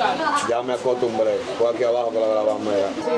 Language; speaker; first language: Spanish; native; Spanish